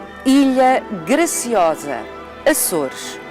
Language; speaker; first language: Portuguese; native; Portuguese